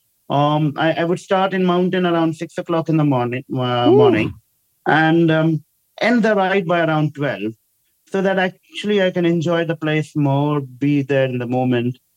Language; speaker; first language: English; non-native, local second language; Hindi